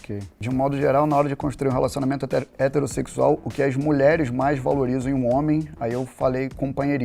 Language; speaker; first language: Portuguese; native; Portuguese